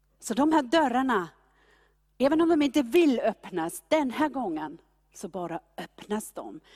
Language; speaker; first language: Swedish; non-native, fluent; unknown